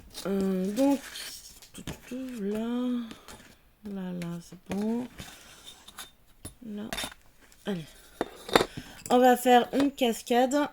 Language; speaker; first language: French; native; French